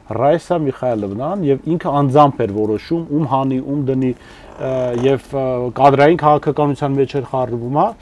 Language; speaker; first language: Armenian; native; Armenian